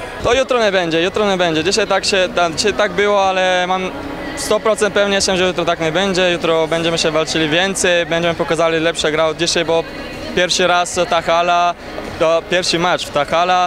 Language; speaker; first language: Polish; non-native, learner; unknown